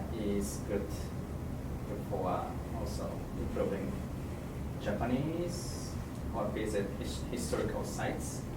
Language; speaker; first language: English; non-native, fluent; Japanese